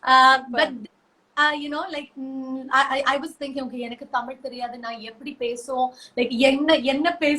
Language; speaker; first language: Tamil; non-native, learner; Malayalam